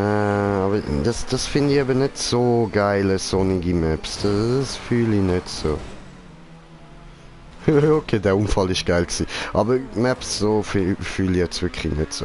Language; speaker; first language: German; native; German